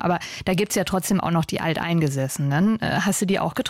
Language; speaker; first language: German; native; German